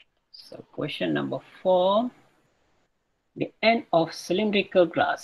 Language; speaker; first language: English; non-native, local second language; Malay